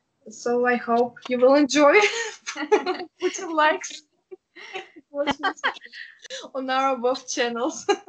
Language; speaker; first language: English; non-native, fluent; Russian